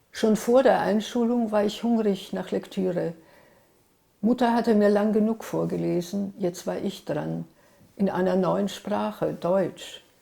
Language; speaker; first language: German; early bilingual, other home language; Hungarian